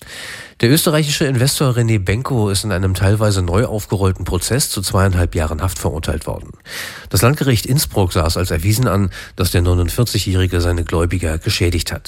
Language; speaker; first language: German; native; German